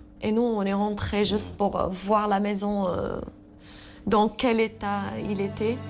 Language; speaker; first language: French; non-native, fluent; Assyrian Neo-Aramaic